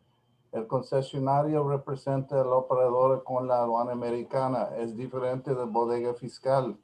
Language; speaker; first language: Spanish; non-native, learner; English